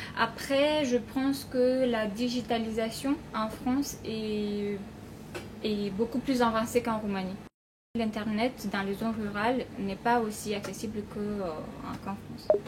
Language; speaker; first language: French; non-native, fluent; Romanian